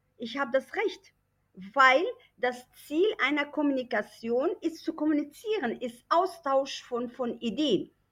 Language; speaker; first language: German; non-native, fluent; Arabic